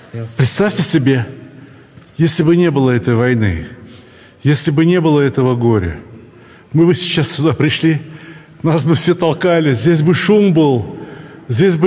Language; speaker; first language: Russian; native; Russian